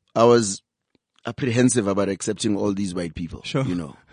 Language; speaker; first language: English; non-native, local second language; Zulu